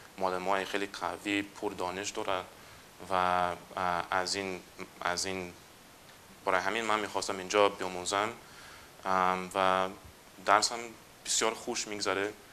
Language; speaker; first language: Persian; non-native, fluent; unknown